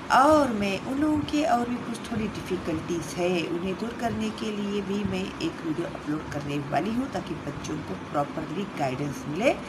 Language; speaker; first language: Hindi; non-native, local second language; Marathi